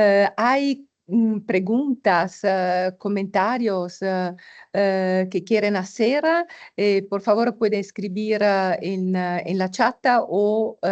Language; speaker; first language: Spanish; non-native, fluent; Italian